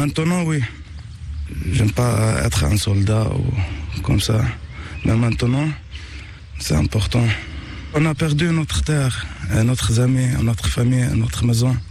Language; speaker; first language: French; non-native, local second language; Arabic